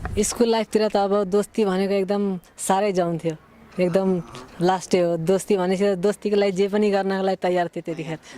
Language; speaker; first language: Nepali; native; Nepali